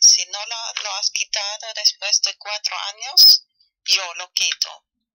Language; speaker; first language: Spanish; non-native, fluent; German